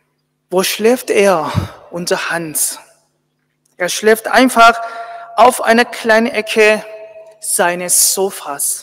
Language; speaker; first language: German; non-native, fluent; Korean